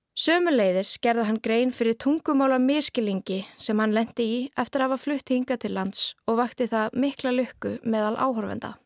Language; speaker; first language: Icelandic; native; Icelandic